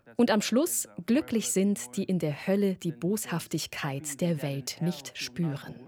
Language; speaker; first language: German; native; German